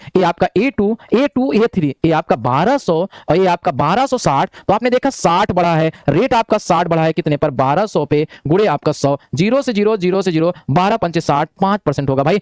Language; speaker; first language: Hindi; native; Hindi